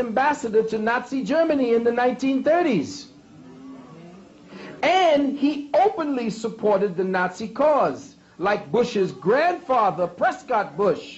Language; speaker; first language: English; native; English